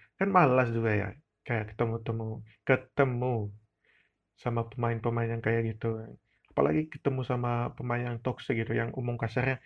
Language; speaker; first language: Indonesian; non-native, local second language; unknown